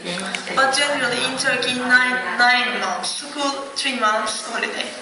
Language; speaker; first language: English; non-native, fluent; Turkish